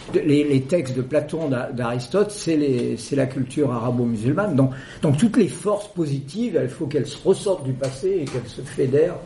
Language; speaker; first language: French; native; French